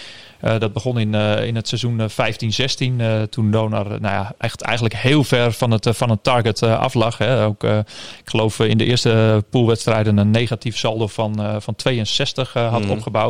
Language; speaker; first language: Dutch; native; Dutch